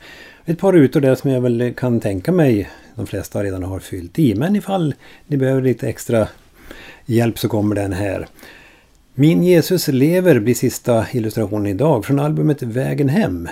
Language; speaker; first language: Swedish; native; Swedish